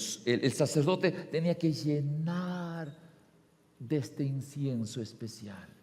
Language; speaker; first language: Spanish; native; Spanish